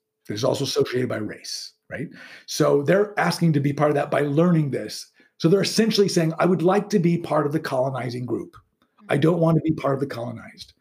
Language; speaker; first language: English; native; English